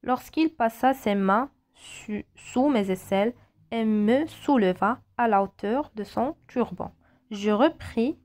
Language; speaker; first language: French; non-native, local second language; Arabic